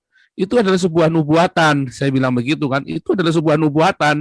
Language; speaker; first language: Indonesian; native; Indonesian